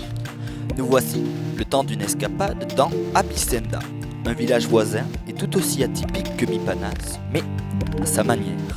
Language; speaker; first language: French; native; French